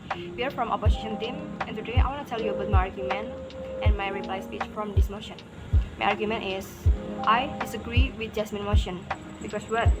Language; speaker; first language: English; non-native, learner; Indonesian